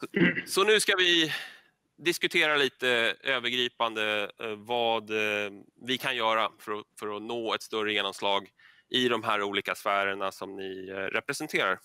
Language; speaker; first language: Swedish; native; Swedish